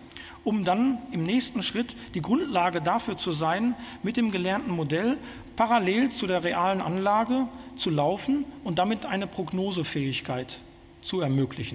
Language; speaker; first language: German; native; German